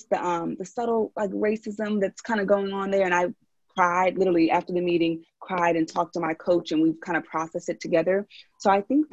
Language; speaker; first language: English; native; English